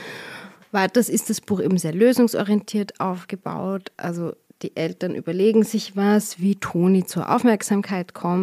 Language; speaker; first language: German; native; German